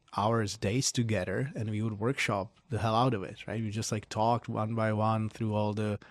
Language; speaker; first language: English; non-native, fluent; Czech